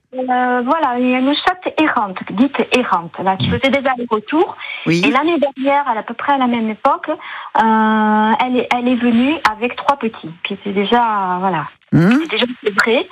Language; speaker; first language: French; native; French